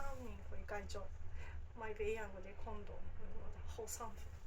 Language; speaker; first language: Cantonese; non-native, fluent; Japanese